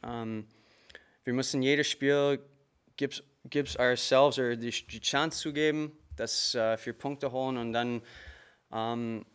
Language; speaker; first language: German; non-native, learner; English